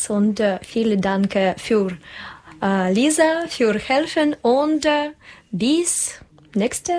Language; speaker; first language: German; non-native, learner; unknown